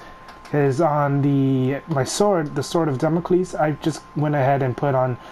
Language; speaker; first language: English; native; English